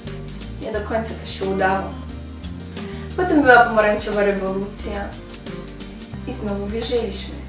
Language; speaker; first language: Polish; non-native, fluent; Ukrainian